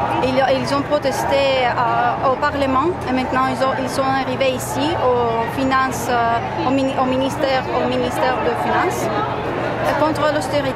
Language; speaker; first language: French; non-native, fluent; Greek